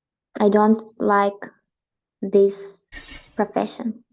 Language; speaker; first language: English; non-native, learner; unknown